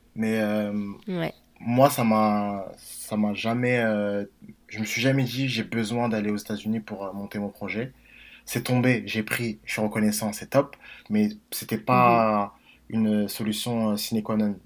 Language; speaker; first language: French; native; French